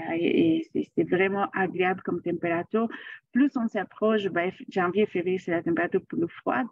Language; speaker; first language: French; non-native, fluent; Spanish